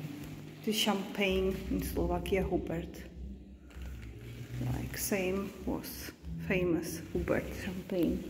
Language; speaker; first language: English; non-native, learner; Slovak